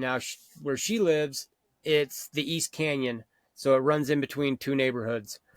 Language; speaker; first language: English; native; English